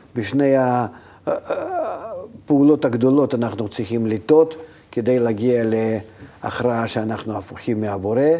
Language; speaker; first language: Hebrew; non-native, fluent; Russian